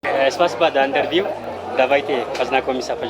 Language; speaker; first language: Russian; non-native, learner; Amharic